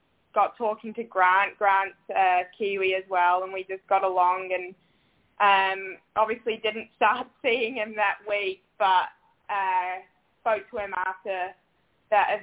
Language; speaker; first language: English; native; English